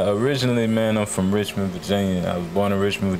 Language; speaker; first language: English; native; English